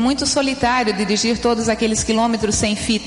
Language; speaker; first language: Portuguese; native; Portuguese